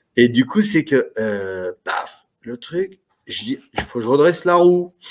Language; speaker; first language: French; native; French